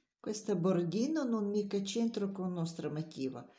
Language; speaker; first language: Italian; non-native, learner; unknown